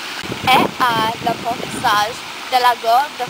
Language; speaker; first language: French; non-native, learner; English